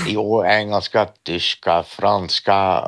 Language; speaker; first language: Swedish; non-native, fluent; Dutch